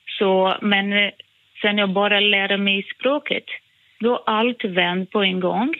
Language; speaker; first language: Swedish; non-native, fluent; Portuguese